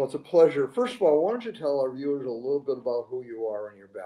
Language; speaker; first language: English; native; English